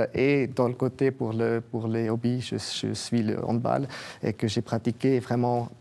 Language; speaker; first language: French; native; French